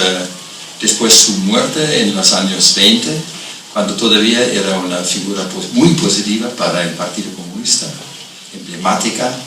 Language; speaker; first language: Spanish; non-native, fluent; German